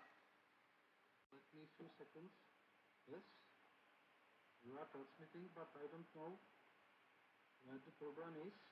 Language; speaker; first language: English; non-native, learner; Czech